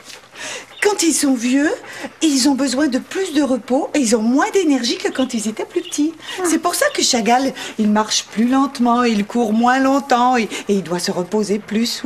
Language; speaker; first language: French; native; French